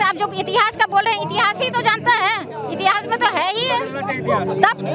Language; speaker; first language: Hindi; native; Hindi